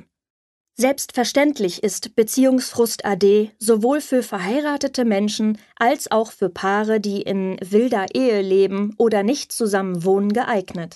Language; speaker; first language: German; native; German